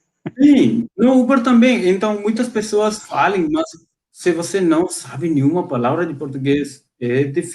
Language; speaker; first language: Portuguese; non-native, fluent; Hindi